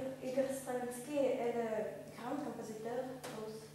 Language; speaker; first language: French; non-native, learner; Russian